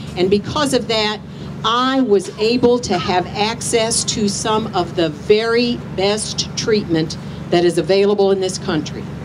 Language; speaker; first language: English; native; English